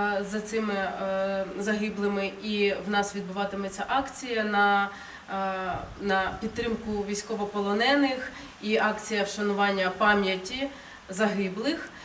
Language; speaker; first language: Ukrainian; native; Ukrainian